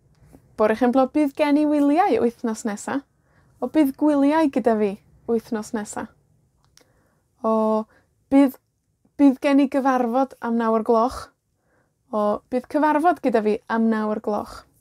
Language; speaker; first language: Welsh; non-native, fluent; Spanish